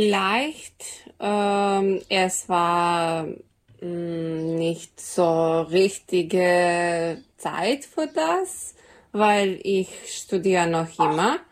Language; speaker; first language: German; non-native, learner; Serbian